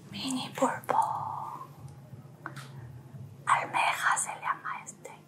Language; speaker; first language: Spanish; non-native, learner; Korean